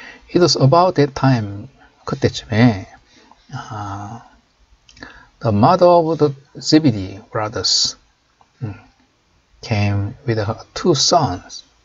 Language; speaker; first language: English; non-native, fluent; Korean